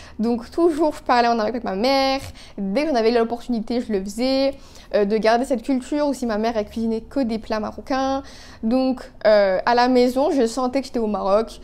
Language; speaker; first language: French; non-native, local second language; Arabic